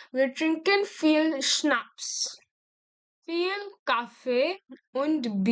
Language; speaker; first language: German; non-native, learner; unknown